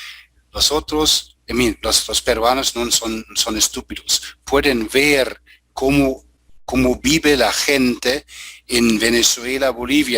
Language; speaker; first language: Spanish; non-native, fluent; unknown